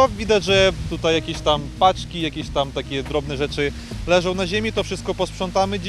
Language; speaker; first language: Polish; non-native, fluent; Ukrainian